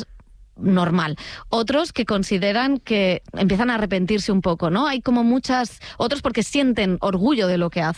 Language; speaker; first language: Spanish; native; Spanish